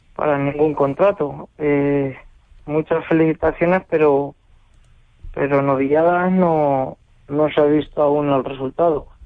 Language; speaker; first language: Spanish; native; Spanish